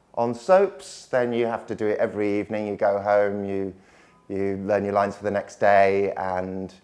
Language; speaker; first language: English; native; English